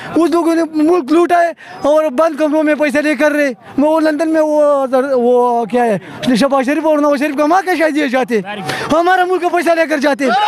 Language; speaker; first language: Urdu; non-native, local second language; Pashto